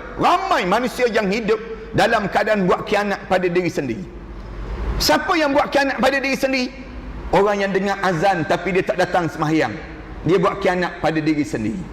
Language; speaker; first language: Malay; native; Malay